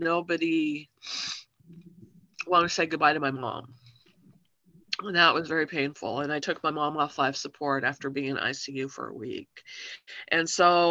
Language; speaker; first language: English; native; English